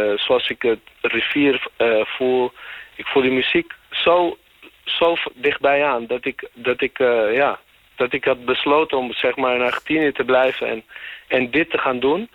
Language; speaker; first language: Dutch; native; Dutch